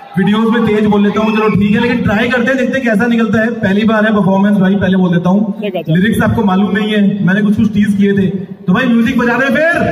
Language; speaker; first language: Hindi; native; Hindi